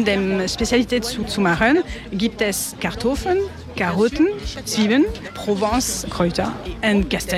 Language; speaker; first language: German; non-native, learner; French